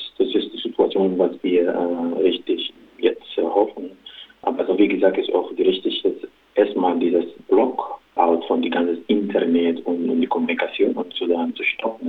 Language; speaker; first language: German; non-native, local second language; Arabic